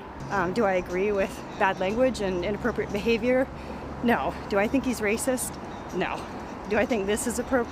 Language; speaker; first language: English; native; English